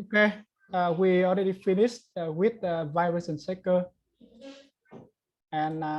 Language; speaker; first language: English; non-native, learner; Vietnamese